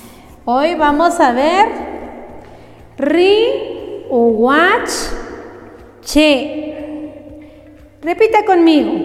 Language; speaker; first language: Spanish; non-native, local second language; Kaqchikel